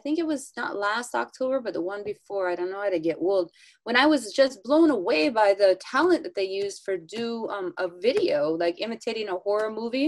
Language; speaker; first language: English; native; English